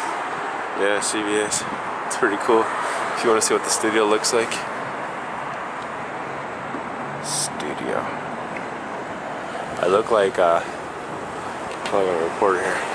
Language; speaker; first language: English; native; English